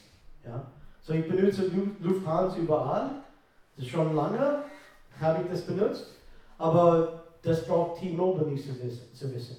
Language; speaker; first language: German; non-native, fluent; English